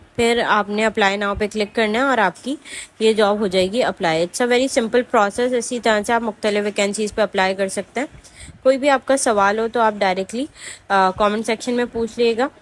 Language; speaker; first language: Urdu; non-native, local second language; Punjabi